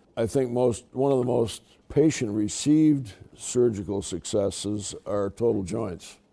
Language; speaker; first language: English; native; English